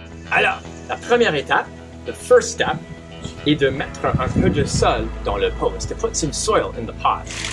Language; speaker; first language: French; non-native, fluent; English